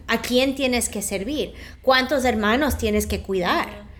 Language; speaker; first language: Spanish; early bilingual, heritage; Spanish